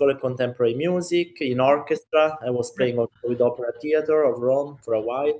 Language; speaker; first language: English; non-native, fluent; Italian